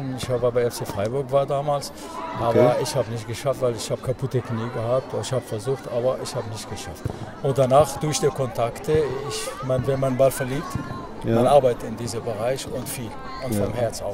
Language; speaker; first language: German; non-native, fluent; Arabic